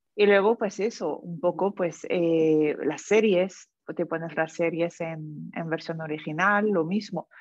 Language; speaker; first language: Spanish; non-native, fluent; French